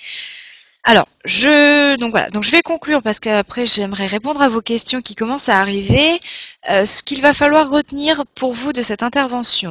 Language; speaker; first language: French; native; French